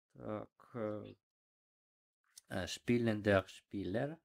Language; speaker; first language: German; non-native, learner; Ukrainian